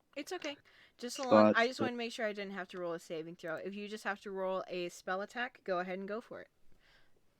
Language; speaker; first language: English; native; English